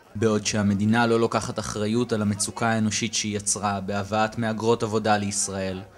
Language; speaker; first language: Hebrew; native; Hebrew